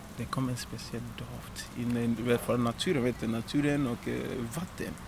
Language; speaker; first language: Swedish; non-native, fluent; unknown